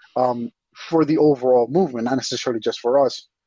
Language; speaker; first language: English; early bilingual, other home language; Spanish